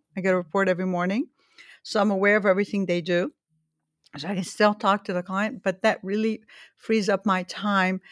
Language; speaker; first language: English; early bilingual, other home language; Arabic